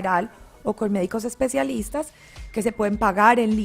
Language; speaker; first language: Spanish; native; Spanish